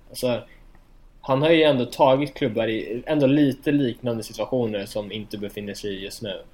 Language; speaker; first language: Swedish; native; Swedish